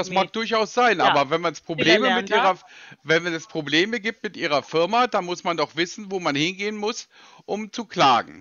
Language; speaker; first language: German; native; German